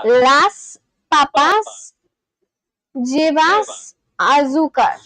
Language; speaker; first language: Spanish; non-native, learner; English